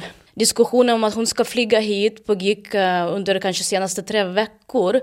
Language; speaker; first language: Swedish; non-native, fluent; Ukrainian